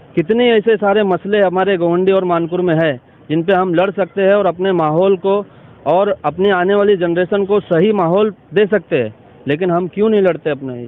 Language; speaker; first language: Hindi; non-native, local second language; Urdu